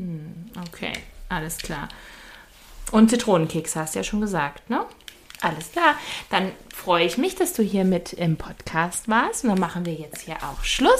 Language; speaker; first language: German; native; German